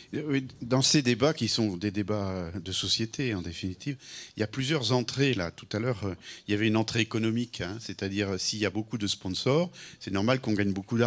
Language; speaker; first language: French; native; French